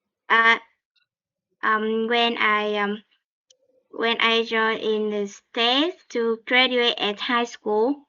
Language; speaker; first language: English; non-native, learner; Vietnamese